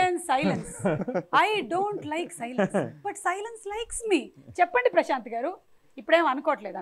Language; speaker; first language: Telugu; native; Telugu